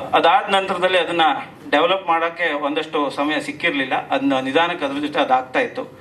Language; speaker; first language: Kannada; native; Kannada